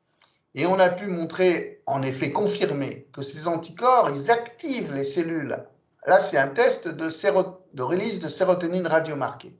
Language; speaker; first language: French; native; French